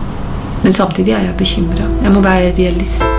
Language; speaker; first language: Norwegian; non-native, fluent; English